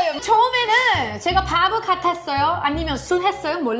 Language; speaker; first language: Korean; non-native, fluent; English